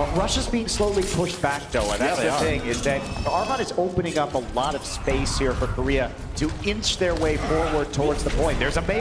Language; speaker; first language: English; native; English